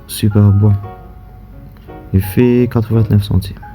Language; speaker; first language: French; non-native, local second language; Arabic